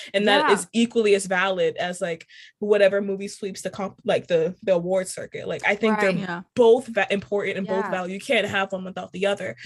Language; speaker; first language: English; native; English